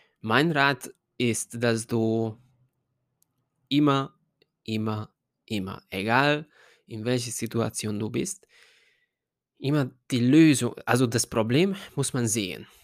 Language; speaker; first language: German; non-native, fluent; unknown